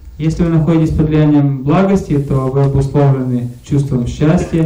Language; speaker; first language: Russian; native; Russian